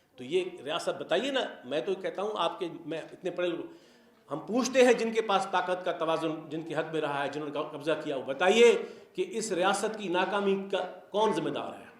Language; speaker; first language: Urdu; non-native, local second language; Sindhi